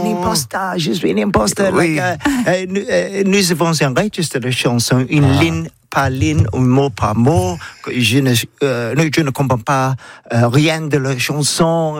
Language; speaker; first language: French; non-native, learner; English